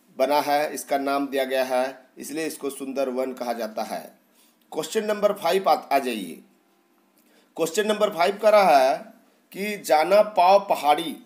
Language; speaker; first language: Hindi; native; Hindi